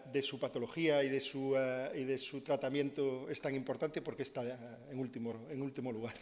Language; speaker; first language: Spanish; native; Spanish